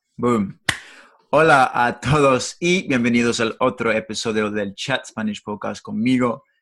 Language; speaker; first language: Spanish; non-native, fluent; English